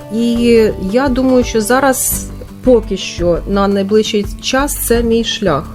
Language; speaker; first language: Ukrainian; non-native, local second language; Russian